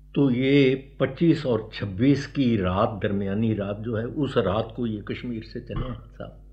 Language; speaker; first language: Hindi; native; Hindi